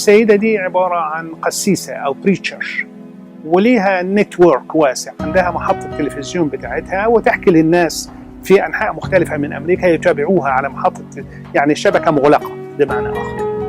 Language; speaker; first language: Arabic; native; Arabic